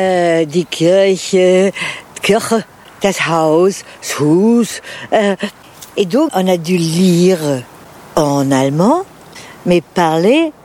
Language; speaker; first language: French; non-native, fluent; German